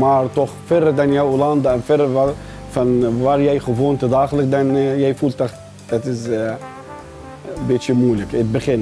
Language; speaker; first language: Dutch; non-native, fluent; Arabic